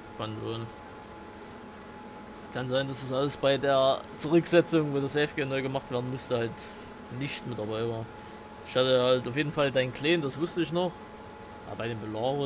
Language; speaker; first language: German; native; German